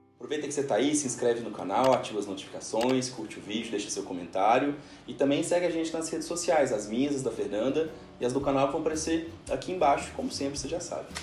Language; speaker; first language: Portuguese; native; Portuguese